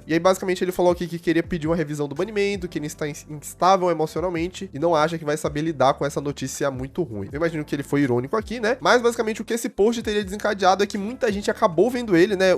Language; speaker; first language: Portuguese; native; Portuguese